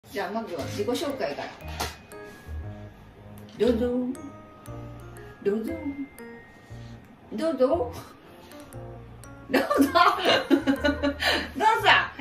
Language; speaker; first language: Japanese; native; Japanese